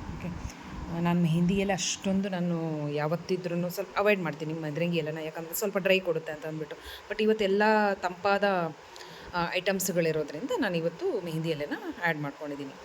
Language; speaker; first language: Kannada; non-native, local second language; Tulu